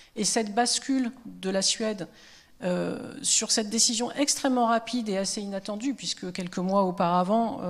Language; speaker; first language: French; native; French